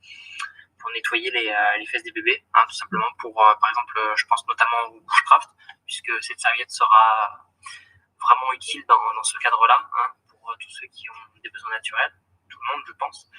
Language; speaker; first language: French; native; French